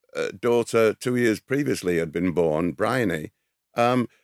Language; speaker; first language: English; native; English